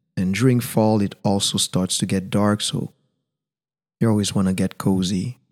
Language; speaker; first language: English; non-native, fluent; Haitian Creole